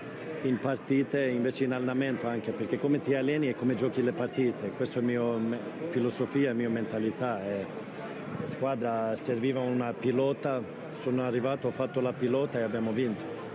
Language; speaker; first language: Italian; non-native, fluent; Swedish